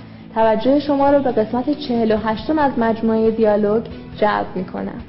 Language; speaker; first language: Persian; native; Persian